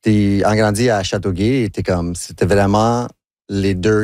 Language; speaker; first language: French; non-native, local second language; English